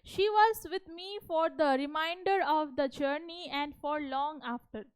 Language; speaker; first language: English; non-native, local second language; Hindi